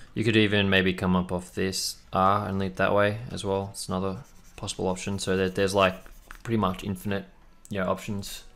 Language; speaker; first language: English; native; English